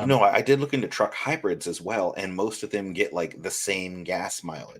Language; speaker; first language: English; native; English